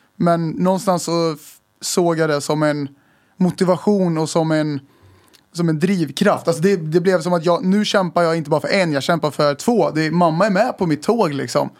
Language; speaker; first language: Swedish; native; Swedish